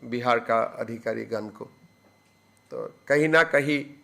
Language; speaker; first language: Hindi; non-native, local second language; Assamese